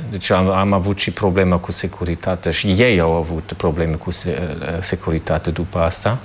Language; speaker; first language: Romanian; non-native, fluent; German